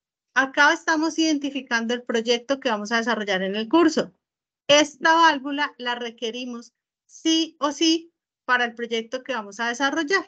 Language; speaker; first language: Spanish; native; Spanish